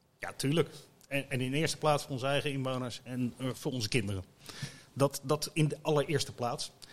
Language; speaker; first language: Dutch; native; Dutch